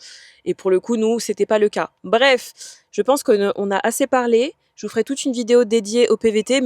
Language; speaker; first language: French; native; French